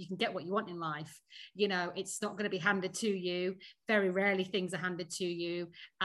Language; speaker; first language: English; native; English